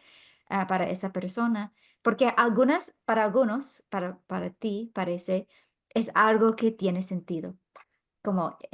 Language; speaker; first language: Spanish; non-native, fluent; English